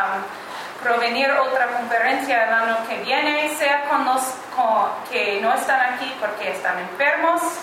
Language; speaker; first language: Spanish; non-native, learner; English